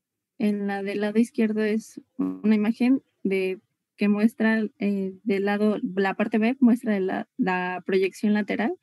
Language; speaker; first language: Spanish; native; Spanish